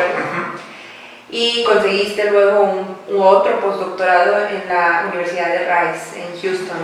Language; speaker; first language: Spanish; native; Spanish